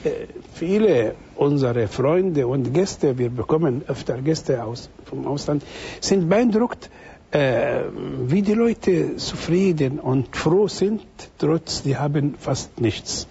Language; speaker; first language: German; non-native, fluent; Arabic